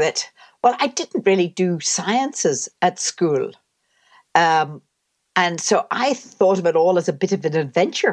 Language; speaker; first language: English; native; English